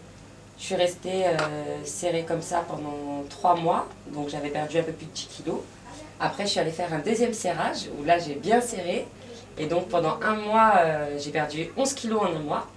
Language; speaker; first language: French; native; French